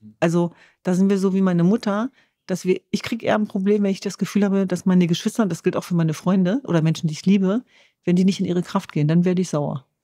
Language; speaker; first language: German; early bilingual, other home language; Kurdish